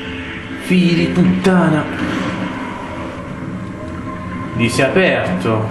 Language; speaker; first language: Italian; native; Italian